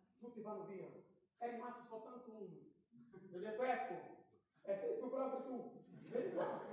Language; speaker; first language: Italian; non-native, fluent; Portuguese